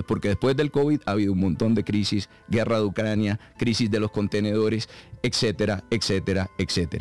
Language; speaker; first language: Spanish; native; Spanish